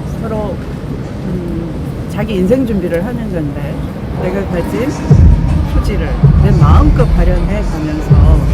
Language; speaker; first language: Korean; native; Korean